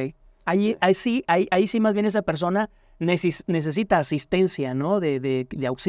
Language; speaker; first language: Spanish; native; Spanish